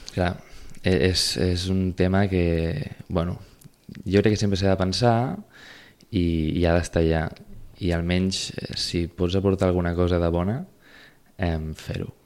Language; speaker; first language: Catalan; native; Catalan